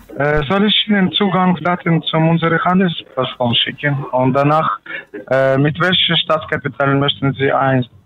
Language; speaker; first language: German; non-native, learner; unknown